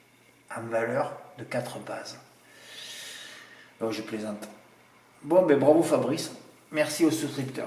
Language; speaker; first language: French; native; French